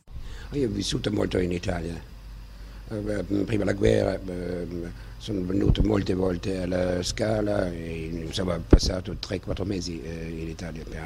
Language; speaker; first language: Italian; non-native, fluent; German